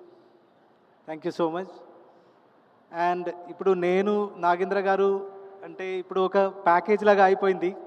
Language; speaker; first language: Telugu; non-native, learner; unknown